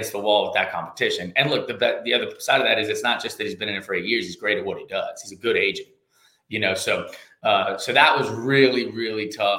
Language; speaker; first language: English; native; English